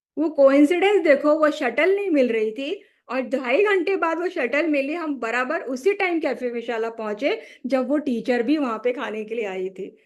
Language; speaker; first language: Hindi; non-native, local second language; Marathi